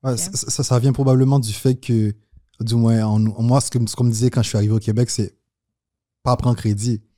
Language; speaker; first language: French; non-native, local second language; Haitian Creole